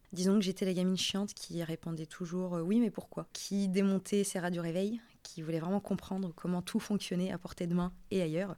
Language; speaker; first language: French; non-native, local second language; Arabic